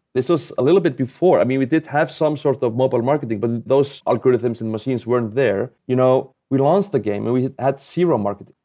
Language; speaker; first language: English; non-native, fluent; Icelandic